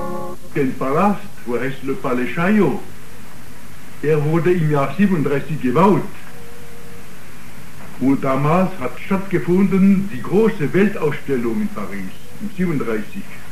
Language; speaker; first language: German; non-native, fluent; French